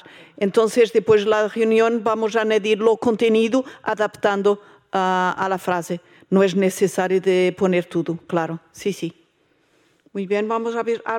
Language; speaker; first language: Spanish; non-native, fluent; Portuguese